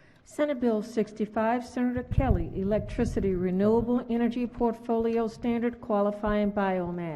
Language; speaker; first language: English; native; English